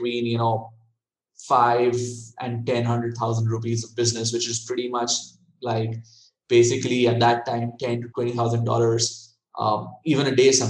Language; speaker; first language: English; non-native, local second language; Hindi